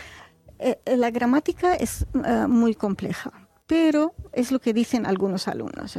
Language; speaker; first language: Spanish; non-native, fluent; Arabic